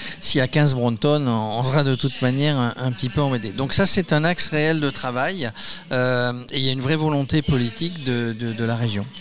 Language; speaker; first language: French; native; French